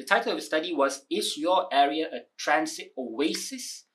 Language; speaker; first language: English; non-native, local second language; Malay